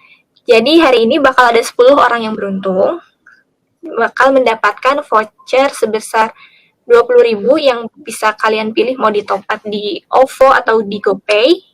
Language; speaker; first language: Indonesian; native; Indonesian